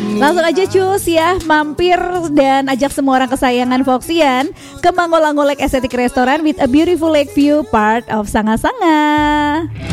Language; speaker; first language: Indonesian; native; Indonesian